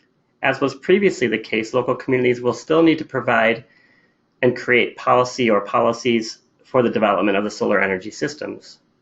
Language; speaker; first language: English; native; English